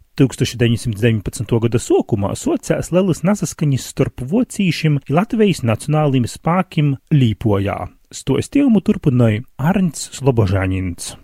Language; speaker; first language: Latvian; native; Latvian